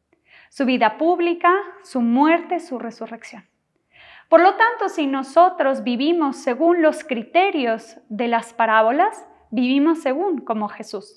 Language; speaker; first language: Spanish; native; Spanish